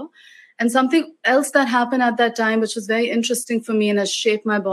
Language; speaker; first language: English; non-native, local second language; Urdu